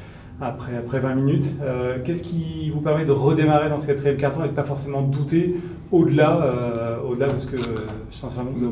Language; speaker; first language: French; native; French